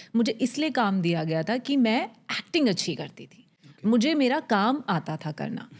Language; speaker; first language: Hindi; native; Hindi